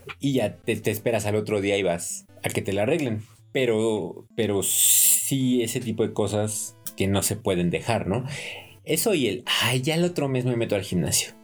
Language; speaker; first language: Spanish; native; Spanish